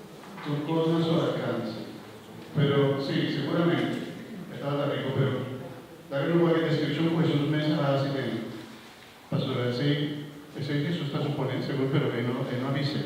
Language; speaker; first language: Spanish; non-native, learner; Papiamento